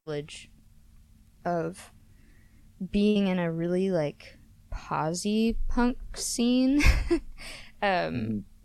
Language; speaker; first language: English; native; English